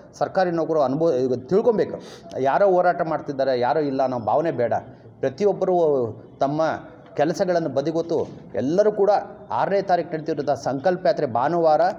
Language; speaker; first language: Kannada; native; Kannada